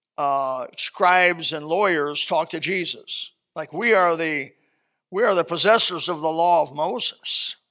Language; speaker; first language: English; native; English